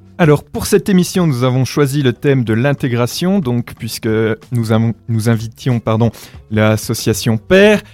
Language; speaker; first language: French; native; French